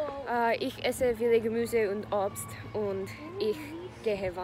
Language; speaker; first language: German; non-native, learner; English